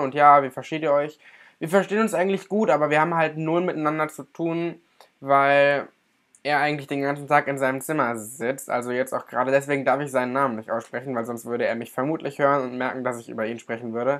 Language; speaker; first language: German; native; German